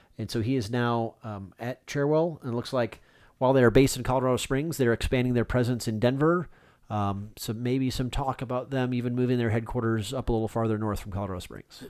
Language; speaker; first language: English; native; English